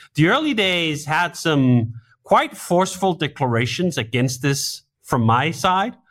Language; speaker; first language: English; non-native, fluent; Danish